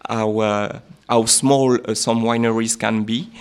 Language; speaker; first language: English; non-native, fluent; French